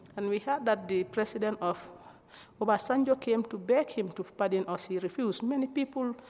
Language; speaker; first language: English; non-native, local second language; Mandingo